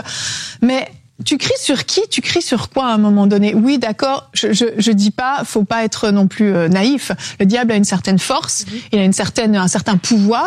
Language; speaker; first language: French; native; French